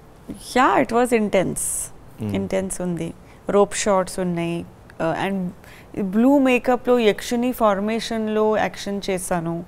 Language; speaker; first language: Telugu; non-native, learner; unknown